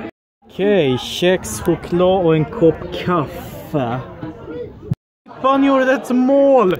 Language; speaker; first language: Swedish; early bilingual, other home language; Polish